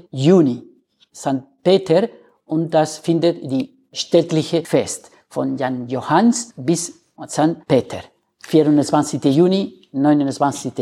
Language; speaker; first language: German; non-native, learner; Spanish